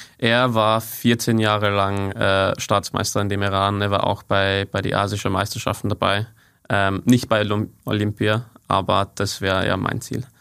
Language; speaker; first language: German; non-native, fluent; English